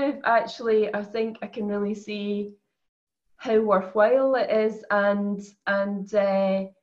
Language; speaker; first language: English; native; English